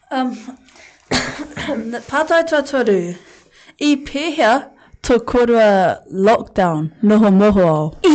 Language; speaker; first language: Māori; non-native, local second language; English